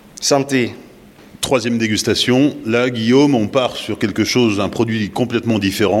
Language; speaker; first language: French; native; French